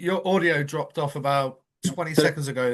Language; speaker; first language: English; native; English